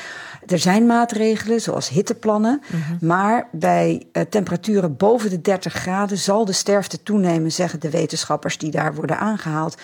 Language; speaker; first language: Dutch; native; Dutch